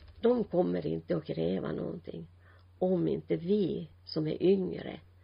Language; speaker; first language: Swedish; non-native, local second language; Finnish